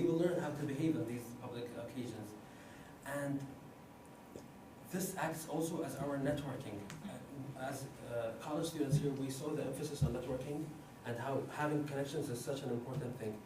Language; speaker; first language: English; non-native, fluent; Arabic